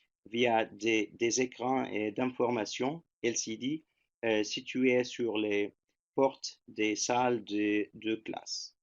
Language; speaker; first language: French; non-native, fluent; Turkish